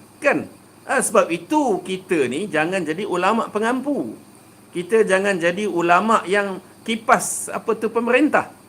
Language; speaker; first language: Malay; native; Malay